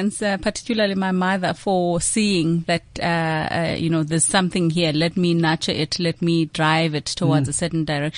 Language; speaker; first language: English; non-native, local second language; Xhosa